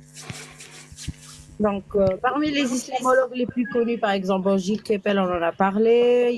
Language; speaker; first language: French; native; French